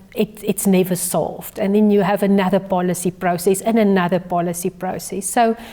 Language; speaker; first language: English; non-native, local second language; Afrikaans